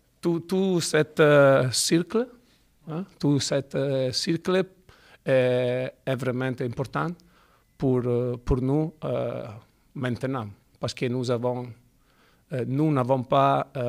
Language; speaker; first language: French; non-native, fluent; Italian